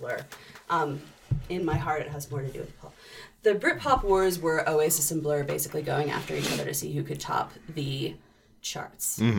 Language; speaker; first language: English; native; English